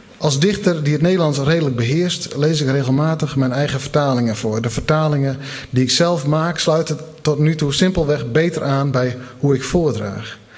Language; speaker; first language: Dutch; non-native, local second language; Western Frisian